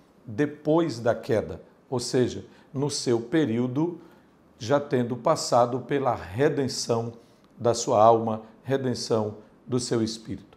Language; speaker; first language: Portuguese; native; Portuguese